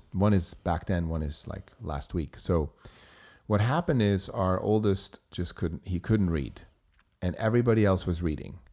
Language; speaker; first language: English; non-native, fluent; German